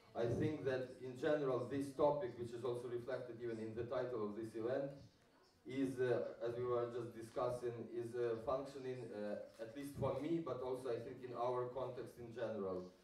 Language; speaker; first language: English; non-native, fluent; Ukrainian